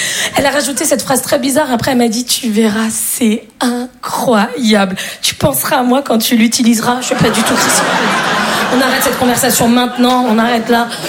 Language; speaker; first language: French; native; French